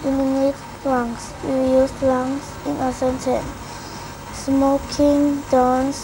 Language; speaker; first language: English; non-native, local second language; Filipino